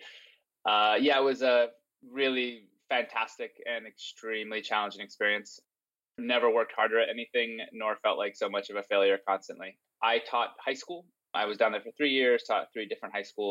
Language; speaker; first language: English; native; English